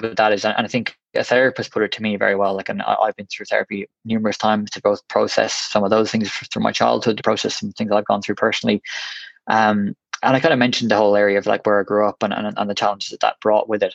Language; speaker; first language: English; native; English